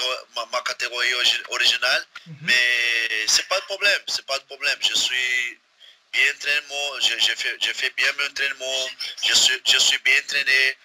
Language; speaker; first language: French; non-native, learner; Portuguese